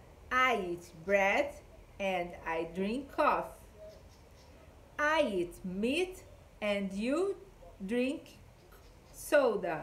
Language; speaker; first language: English; non-native, fluent; Portuguese